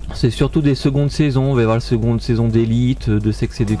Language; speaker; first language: French; native; French